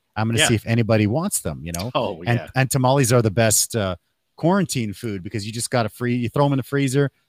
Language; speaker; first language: English; native; English